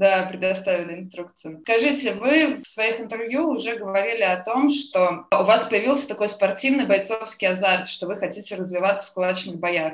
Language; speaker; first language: Russian; native; Russian